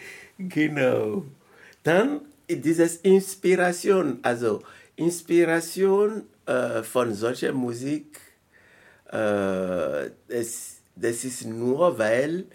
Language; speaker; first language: German; non-native, learner; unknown